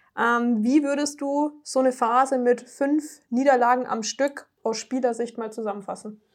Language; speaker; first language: German; native; German